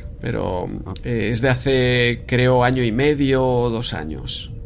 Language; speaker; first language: Spanish; native; Spanish